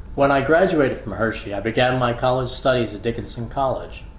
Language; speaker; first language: English; native; English